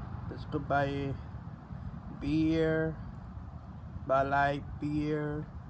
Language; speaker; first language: English; non-native, learner; Spanish